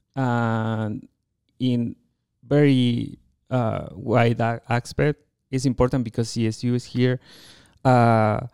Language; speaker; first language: English; non-native, fluent; Spanish